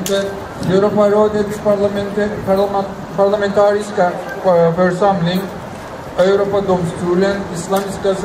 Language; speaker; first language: Swedish; non-native, fluent; Azerbaijani